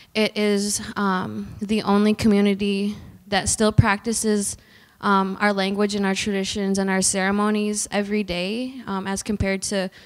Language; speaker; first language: English; native; English